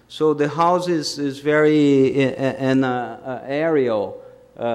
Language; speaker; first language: English; non-native, fluent; Portuguese